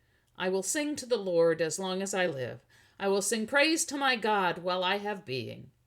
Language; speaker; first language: English; native; English